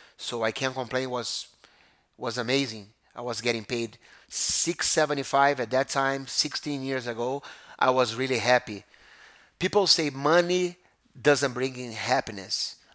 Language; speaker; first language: English; non-native, fluent; Portuguese